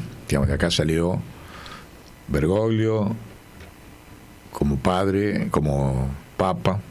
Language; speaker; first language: Spanish; native; Spanish